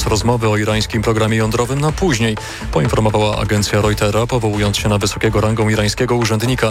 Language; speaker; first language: Polish; native; Polish